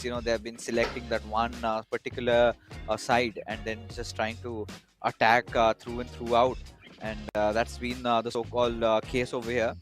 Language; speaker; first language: English; non-native, local second language; Hindi